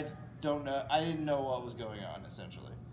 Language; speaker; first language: English; native; English